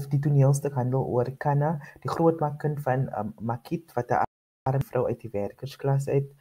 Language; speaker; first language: Afrikaans; non-native, local second language; English